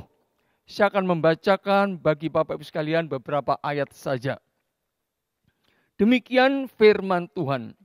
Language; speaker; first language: Indonesian; native; Indonesian